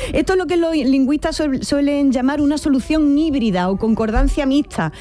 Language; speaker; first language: Spanish; native; Spanish